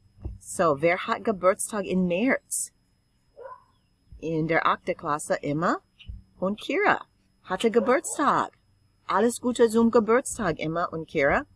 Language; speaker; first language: German; non-native, fluent; English